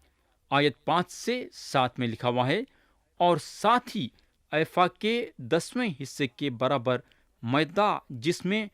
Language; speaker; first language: Urdu; native; Urdu